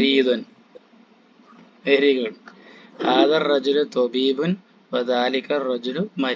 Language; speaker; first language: Arabic; non-native, fluent; Malayalam